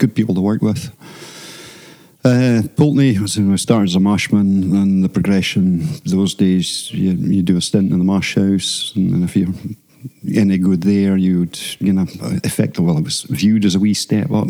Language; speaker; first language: English; native; English